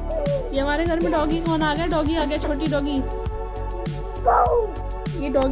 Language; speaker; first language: Hindi; native; Hindi